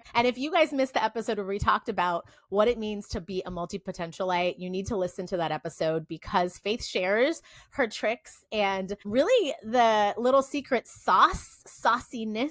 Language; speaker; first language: English; native; English